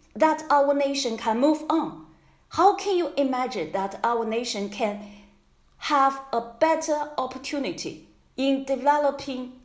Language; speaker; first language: English; non-native, fluent; Chinese